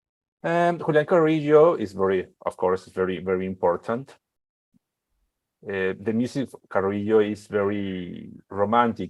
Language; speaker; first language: English; non-native, learner; Spanish